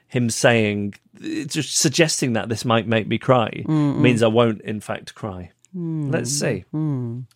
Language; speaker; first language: English; native; English